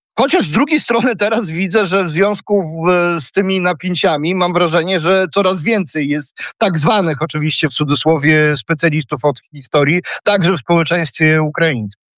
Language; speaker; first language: Polish; early bilingual, heritage; Polish